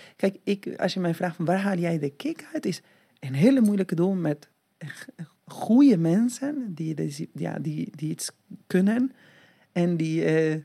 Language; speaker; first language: Dutch; non-native, fluent; Spanish